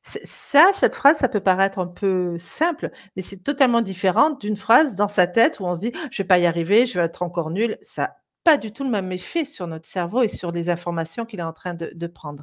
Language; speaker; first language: French; native; French